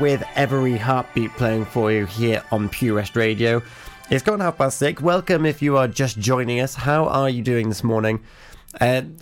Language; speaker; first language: English; native; English